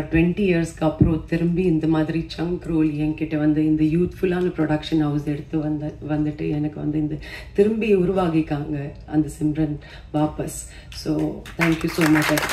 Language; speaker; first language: Tamil; non-native, fluent; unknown